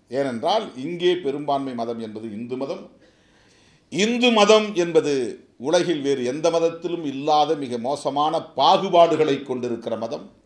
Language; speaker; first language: Tamil; native; Tamil